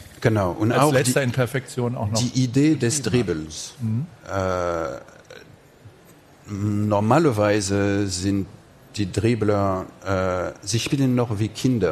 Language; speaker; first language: German; non-native, fluent; French